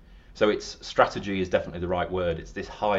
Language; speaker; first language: English; native; English